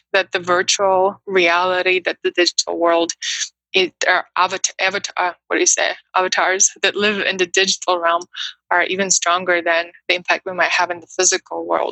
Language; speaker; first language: English; non-native, fluent; Russian